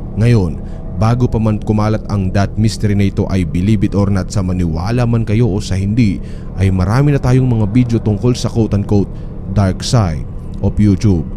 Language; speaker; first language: Filipino; native; Filipino